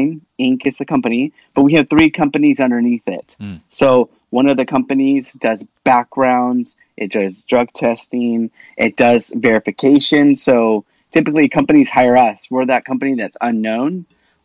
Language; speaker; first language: English; early bilingual, other home language; Spanish